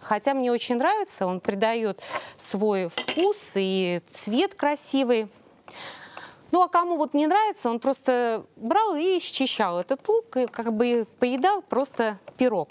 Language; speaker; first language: Russian; native; Russian